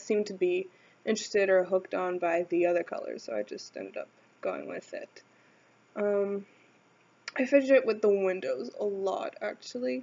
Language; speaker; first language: English; native; English